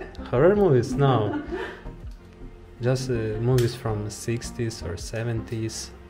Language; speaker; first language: English; non-native, fluent; Ukrainian